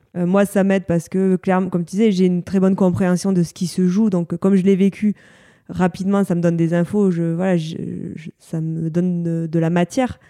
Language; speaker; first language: French; native; French